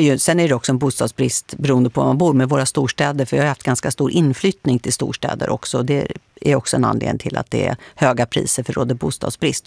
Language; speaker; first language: Swedish; native; Swedish